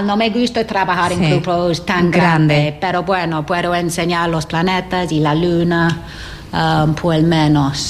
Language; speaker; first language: Spanish; non-native, learner; English